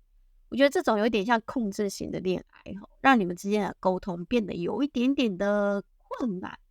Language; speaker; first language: Chinese; native; Chinese